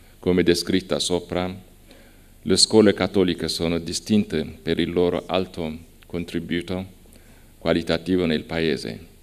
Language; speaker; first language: Italian; non-native, fluent; Amharic